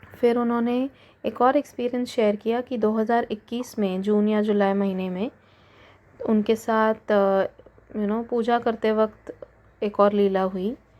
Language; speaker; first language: Hindi; native; Hindi